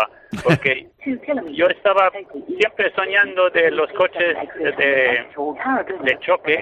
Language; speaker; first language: Spanish; non-native, fluent; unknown